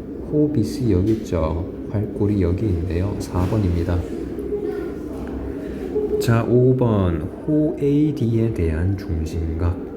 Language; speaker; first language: Korean; native; Korean